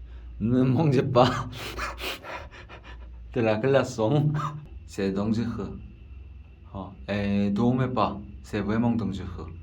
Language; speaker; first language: French; non-native, learner; Korean